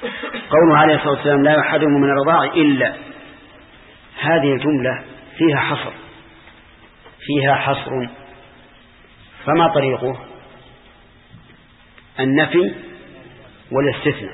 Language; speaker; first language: Arabic; native; Arabic